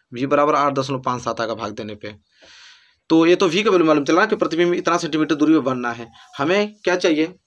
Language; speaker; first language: Hindi; native; Hindi